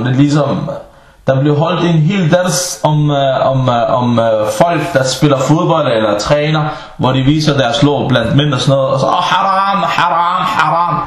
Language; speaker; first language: Danish; early bilingual, other home language; Arabic